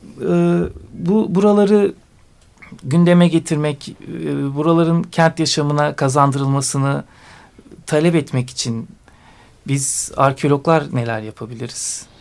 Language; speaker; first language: Turkish; native; Turkish